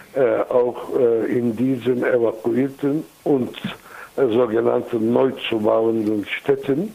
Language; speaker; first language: German; non-native, fluent; Kurdish